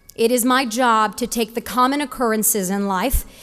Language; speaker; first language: English; early bilingual, other home language; Spanish